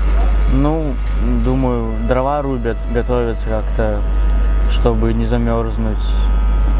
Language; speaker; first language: Russian; native; Russian